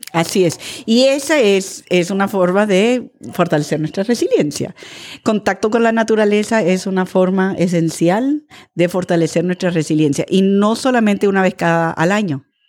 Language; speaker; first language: Spanish; early bilingual, other home language; English